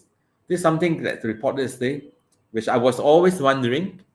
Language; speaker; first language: English; non-native, local second language; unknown